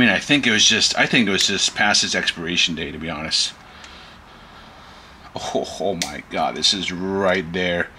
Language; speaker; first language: English; native; English